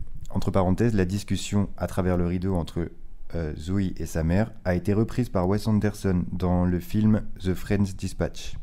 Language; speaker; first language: French; native; French